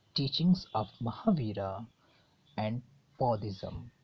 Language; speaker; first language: English; non-native, local second language; Hindi